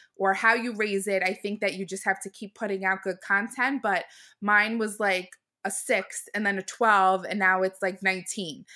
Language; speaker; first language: English; native; English